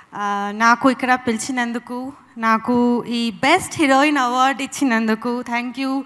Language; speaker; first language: Telugu; non-native, learner; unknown